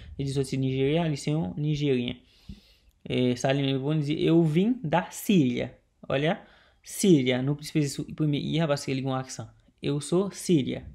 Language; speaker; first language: Portuguese; non-native, learner; Haitian Creole